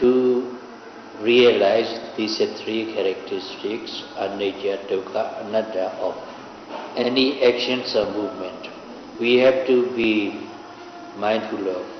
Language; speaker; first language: English; non-native, fluent; Burmese